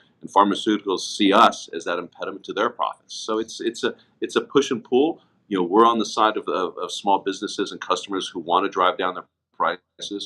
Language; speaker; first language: English; native; English